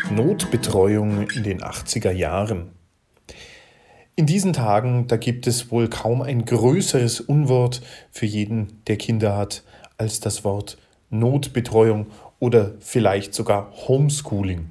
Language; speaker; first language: German; native; German